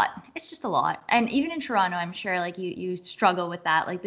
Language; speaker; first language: English; native; English